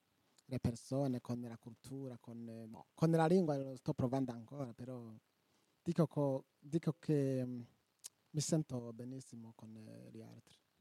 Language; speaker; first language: Italian; non-native, local second language; Rundi